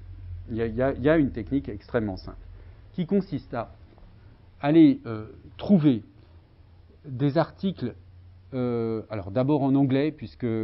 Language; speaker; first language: French; native; French